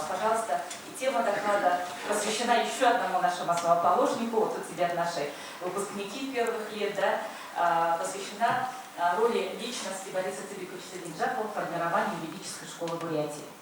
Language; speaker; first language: Russian; native; Russian